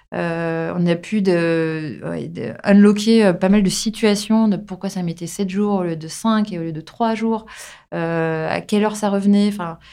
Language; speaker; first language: French; native; French